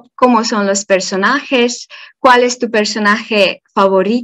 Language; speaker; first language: Spanish; non-native, fluent; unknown